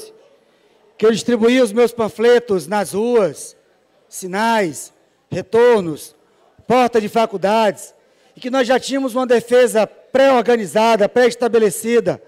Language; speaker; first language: Portuguese; native; Portuguese